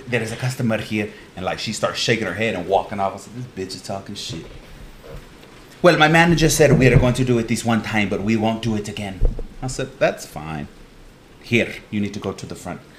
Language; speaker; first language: English; native; English